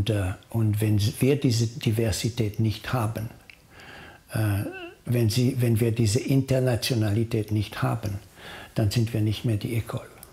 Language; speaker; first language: German; non-native, fluent; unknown